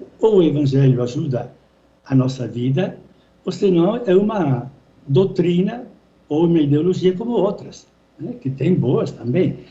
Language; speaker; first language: Portuguese; non-native, fluent; Italian